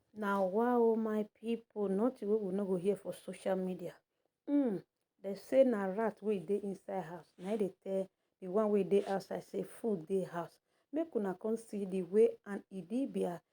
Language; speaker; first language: Nigerian Pidgin; native; Nigerian Pidgin